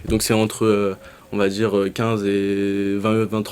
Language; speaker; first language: French; native; French